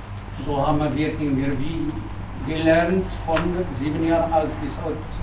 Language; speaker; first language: German; non-native, learner; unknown